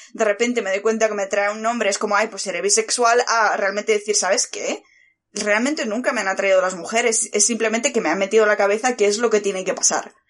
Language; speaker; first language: Spanish; early bilingual, other home language; Bulgarian